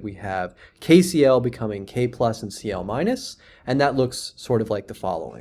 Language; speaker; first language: English; native; English